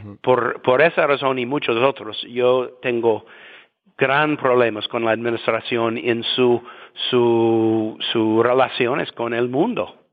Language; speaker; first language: Spanish; non-native, fluent; English